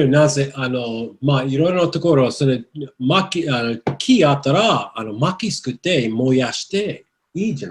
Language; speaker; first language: Japanese; non-native, learner; English